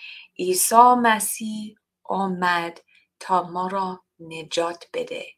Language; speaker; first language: Persian; non-native, learner; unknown